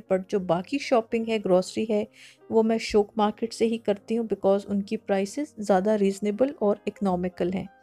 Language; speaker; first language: Urdu; native; Urdu